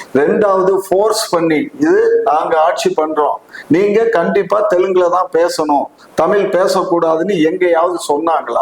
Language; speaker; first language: Tamil; non-native, local second language; Telugu